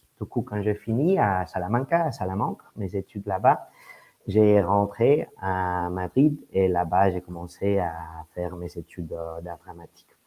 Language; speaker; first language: French; non-native, fluent; Spanish